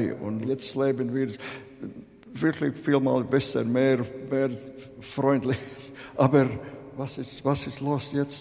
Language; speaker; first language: German; non-native, fluent; Latvian